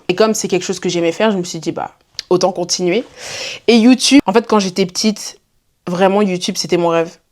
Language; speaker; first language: French; native; French